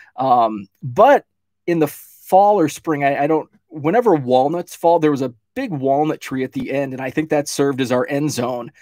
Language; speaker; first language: English; native; English